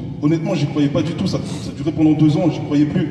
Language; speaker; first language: French; native; French